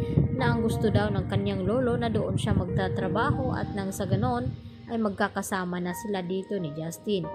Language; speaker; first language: Filipino; native; Filipino